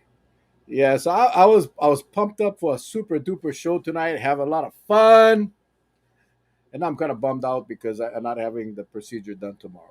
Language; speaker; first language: English; native; English